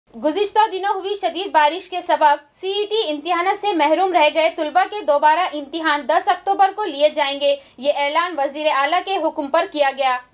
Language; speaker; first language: Urdu; native; Urdu